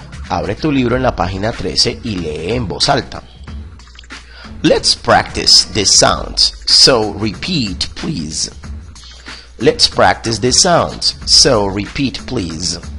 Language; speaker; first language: Spanish; native; Spanish